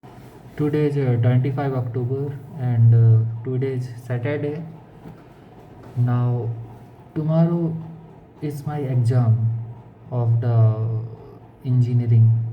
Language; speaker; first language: English; non-native, local second language; Hindi